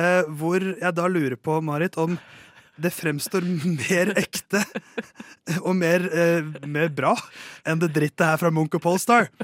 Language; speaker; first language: Norwegian; native; Norwegian